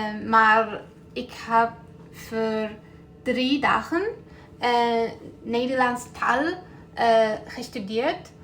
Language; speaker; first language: Dutch; non-native, learner; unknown